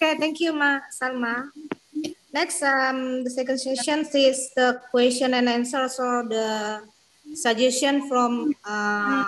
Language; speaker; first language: English; non-native, fluent; Indonesian